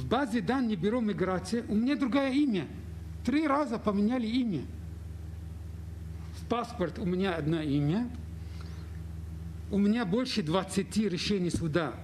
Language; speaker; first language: Russian; non-native, fluent; Arabic